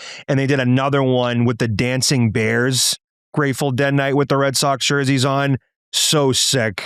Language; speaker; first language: English; native; English